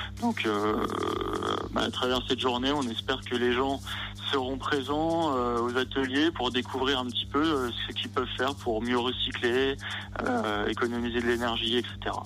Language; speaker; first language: French; native; French